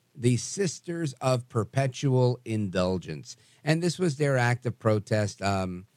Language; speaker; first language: English; native; English